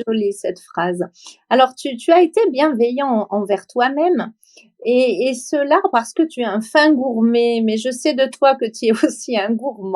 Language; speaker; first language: French; native; French